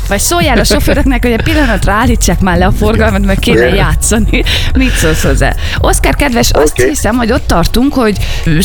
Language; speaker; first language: Hungarian; native; Hungarian